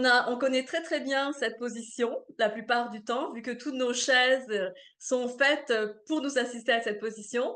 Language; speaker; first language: French; native; French